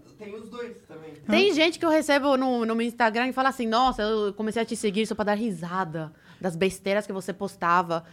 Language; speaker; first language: Portuguese; early bilingual, other home language; Spanish